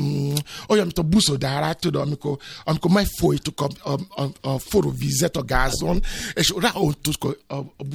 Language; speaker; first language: Hungarian; non-native, fluent; Yoruba